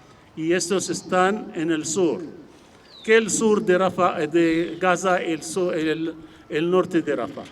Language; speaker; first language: Spanish; non-native, fluent; Arabic